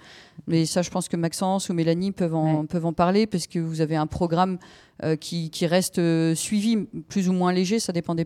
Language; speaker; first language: French; native; French